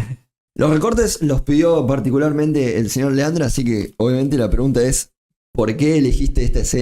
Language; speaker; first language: Spanish; native; Spanish